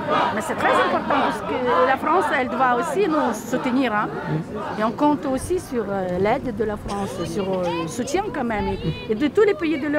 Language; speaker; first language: French; non-native, fluent; Russian